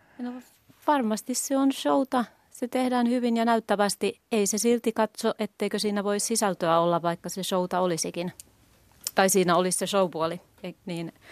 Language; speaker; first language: Finnish; native; Finnish